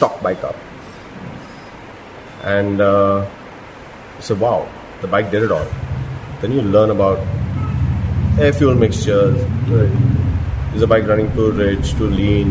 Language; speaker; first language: English; non-native, local second language; Gujarati